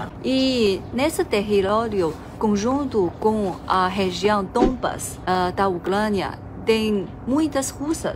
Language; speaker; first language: Portuguese; non-native, fluent; Chinese